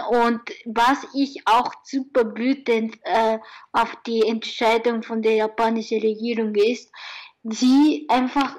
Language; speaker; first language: German; non-native, learner; Japanese